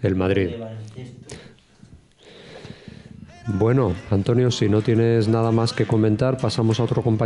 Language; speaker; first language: Spanish; native; Spanish